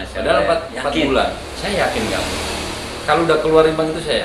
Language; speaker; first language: Indonesian; native; Indonesian